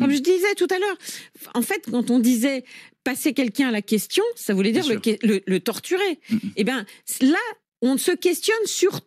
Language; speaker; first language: French; native; French